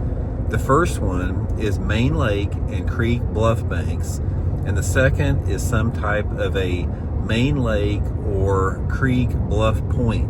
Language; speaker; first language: English; native; English